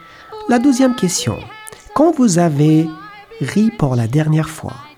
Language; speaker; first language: French; non-native, learner; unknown